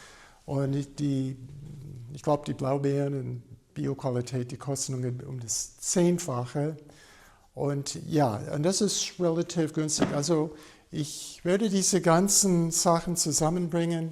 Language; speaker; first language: German; non-native, fluent; English